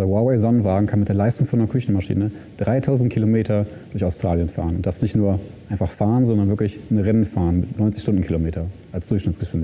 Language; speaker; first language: German; native; German